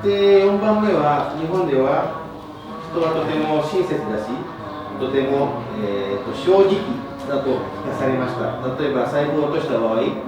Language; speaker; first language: Japanese; non-native, fluent; Indonesian